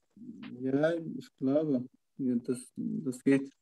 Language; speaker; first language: German; non-native, learner; Turkish